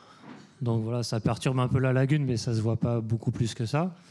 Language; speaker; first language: French; native; French